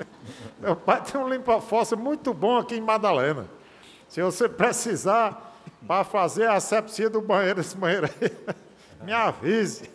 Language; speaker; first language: Portuguese; native; Portuguese